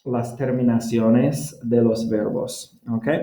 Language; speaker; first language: Spanish; non-native, fluent; English